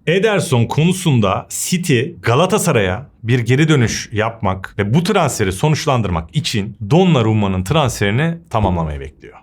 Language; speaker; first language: Turkish; native; Turkish